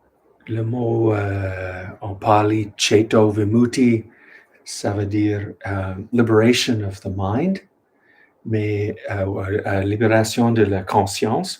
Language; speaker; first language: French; non-native, learner; English